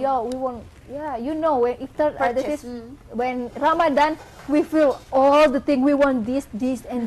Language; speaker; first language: English; non-native, learner; Indonesian